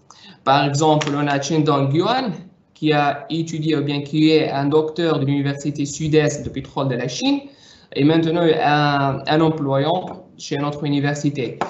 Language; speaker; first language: French; non-native, local second language; Arabic